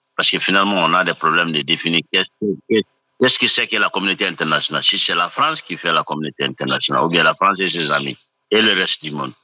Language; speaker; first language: French; non-native, local second language; Bambara